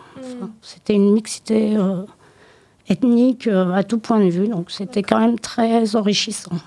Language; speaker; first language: French; early bilingual, other home language; Turkish